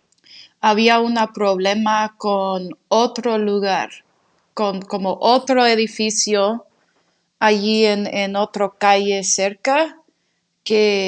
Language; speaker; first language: Spanish; non-native, fluent; English